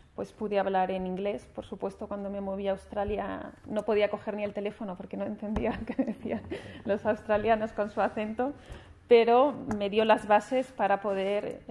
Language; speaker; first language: Spanish; native; Spanish